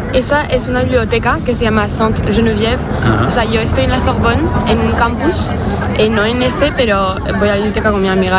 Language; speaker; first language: Spanish; non-native, fluent; French